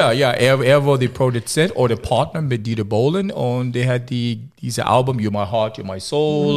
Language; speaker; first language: German; non-native, learner; English